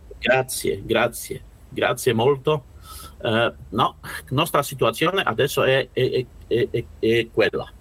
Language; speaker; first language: Italian; non-native, learner; Russian